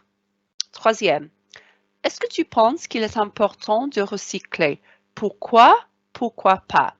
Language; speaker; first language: French; non-native, fluent; Welsh